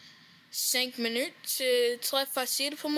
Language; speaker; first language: French; non-native, learner; English